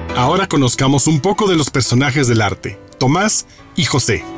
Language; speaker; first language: Spanish; native; Spanish